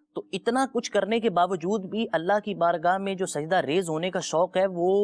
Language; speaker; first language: Urdu; native; Urdu